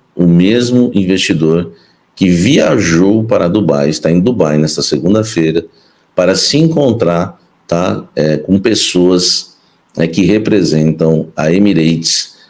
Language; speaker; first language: Portuguese; native; Portuguese